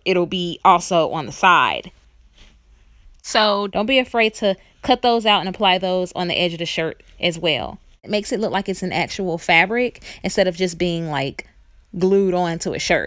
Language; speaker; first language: English; native; English